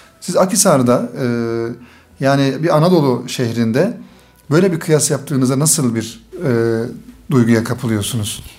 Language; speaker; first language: Turkish; native; Turkish